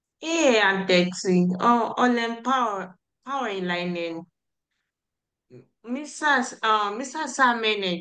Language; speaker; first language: Finnish; non-native, learner; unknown